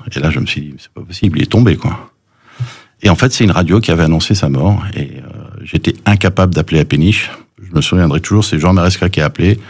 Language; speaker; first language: French; early bilingual, other home language; English